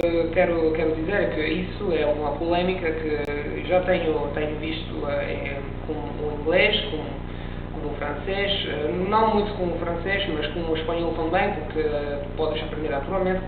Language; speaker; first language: Portuguese; non-native, learner; Italian